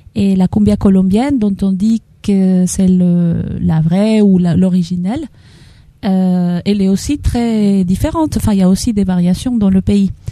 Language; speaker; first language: French; non-native, fluent; Spanish